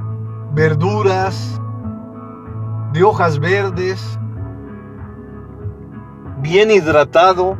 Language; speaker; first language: Spanish; native; Spanish